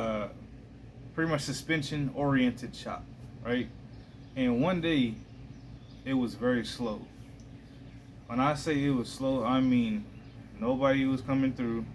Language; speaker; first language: English; native; English